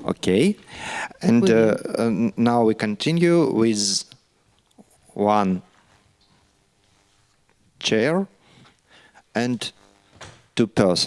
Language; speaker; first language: English; non-native, learner; Russian